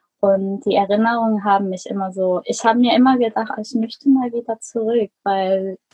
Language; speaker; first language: German; non-native, fluent; Korean